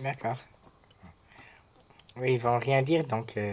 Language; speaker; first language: French; native; French